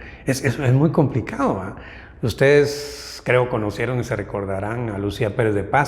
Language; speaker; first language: Spanish; native; Spanish